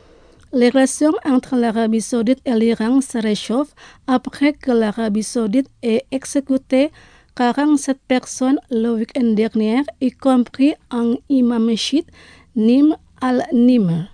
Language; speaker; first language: French; non-native, fluent; Indonesian